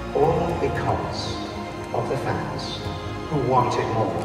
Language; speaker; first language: English; native; English